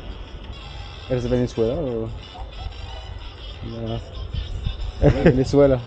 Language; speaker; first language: Spanish; non-native, learner; French